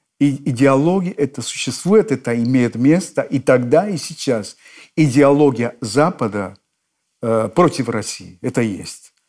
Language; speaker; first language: Russian; non-native, fluent; Spanish